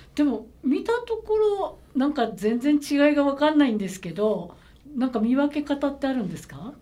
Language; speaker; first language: Japanese; native; Japanese